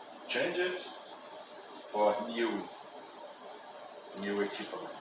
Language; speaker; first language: English; non-native, learner; Portuguese